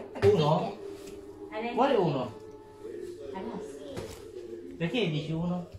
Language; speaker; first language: Italian; early bilingual, other home language; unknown